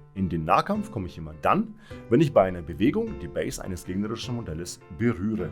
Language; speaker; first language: German; native; German